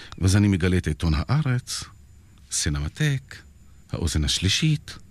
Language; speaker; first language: Hebrew; non-native, local second language; Arabic